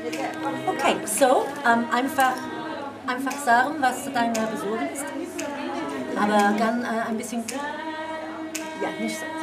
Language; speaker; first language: German; non-native, learner; English